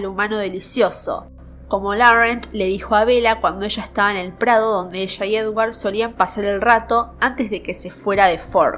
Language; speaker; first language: Spanish; native; Spanish